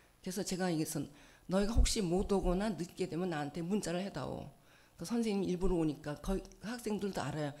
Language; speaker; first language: Korean; native; Korean